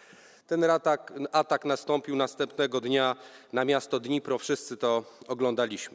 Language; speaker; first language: Polish; native; Polish